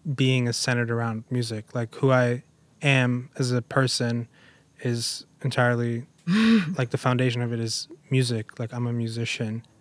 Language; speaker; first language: English; early bilingual, other home language; German